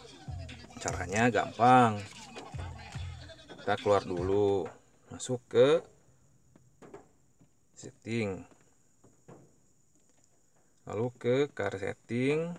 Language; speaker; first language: Indonesian; native; Indonesian